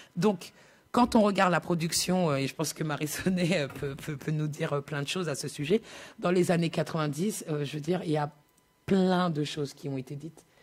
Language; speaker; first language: French; native; French